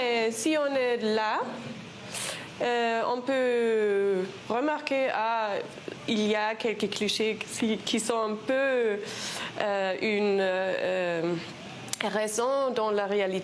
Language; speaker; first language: French; non-native, fluent; German